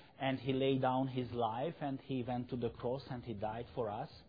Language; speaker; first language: English; non-native, fluent; Hungarian